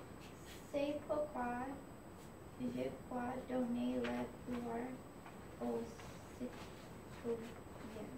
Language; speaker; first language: French; non-native, learner; English